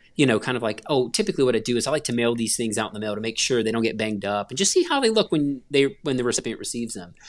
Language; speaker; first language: English; native; English